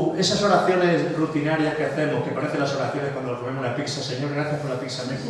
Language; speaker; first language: Spanish; native; Spanish